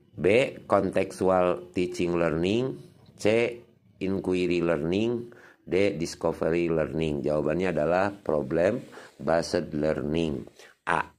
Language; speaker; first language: Indonesian; non-native, local second language; Sundanese